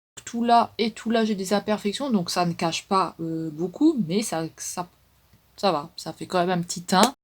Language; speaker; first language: French; native; French